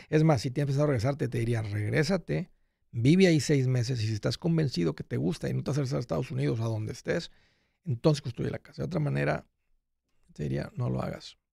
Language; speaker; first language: Spanish; native; Spanish